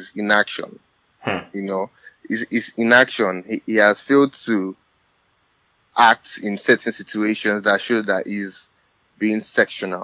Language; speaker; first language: English; non-native, local second language; Yoruba